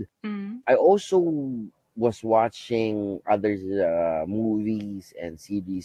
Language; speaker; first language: English; non-native, local second language; Filipino